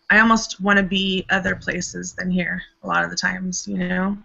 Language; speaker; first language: English; native; English